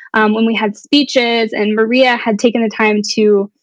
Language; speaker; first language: English; native; English